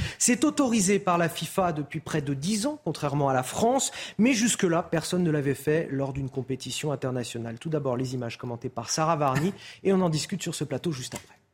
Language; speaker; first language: French; native; French